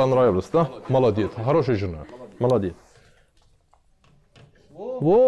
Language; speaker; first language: Russian; non-native, learner; Turkish